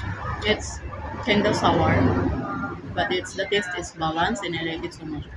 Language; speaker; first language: English; non-native, learner; Filipino